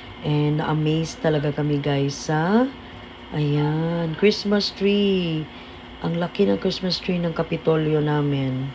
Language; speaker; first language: Filipino; native; Filipino